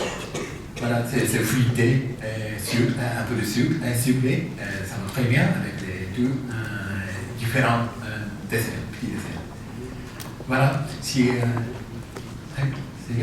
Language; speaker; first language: French; non-native, fluent; Japanese